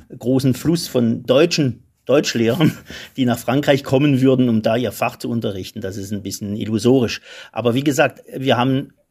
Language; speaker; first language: German; non-native, local second language; Swiss German